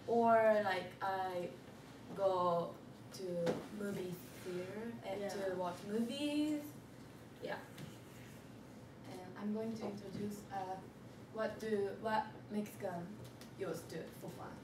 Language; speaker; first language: English; non-native, learner; Japanese